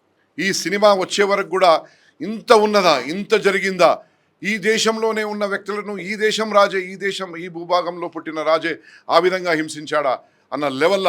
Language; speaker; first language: Telugu; native; Telugu